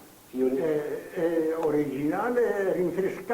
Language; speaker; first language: Italian; non-native, fluent; Slovenian